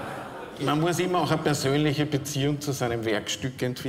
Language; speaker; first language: German; native; German